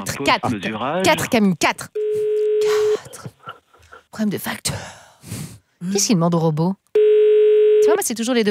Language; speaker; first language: French; native; French